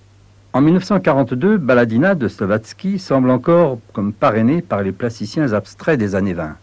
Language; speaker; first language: French; native; French